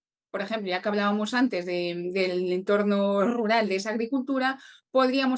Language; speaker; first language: Spanish; native; Spanish